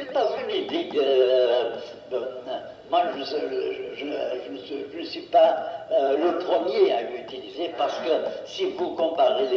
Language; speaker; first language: French; non-native, fluent; Portuguese